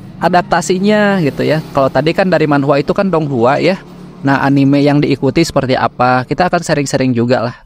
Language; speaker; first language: Indonesian; native; Indonesian